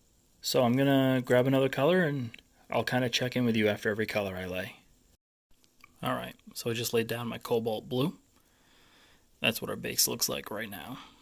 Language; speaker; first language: English; native; English